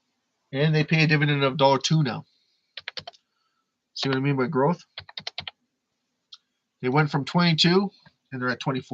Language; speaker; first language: English; native; English